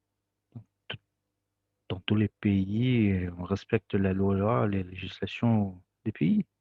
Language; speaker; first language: French; non-native, fluent; Russian